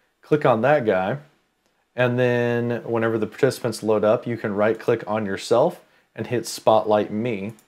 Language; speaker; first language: English; native; English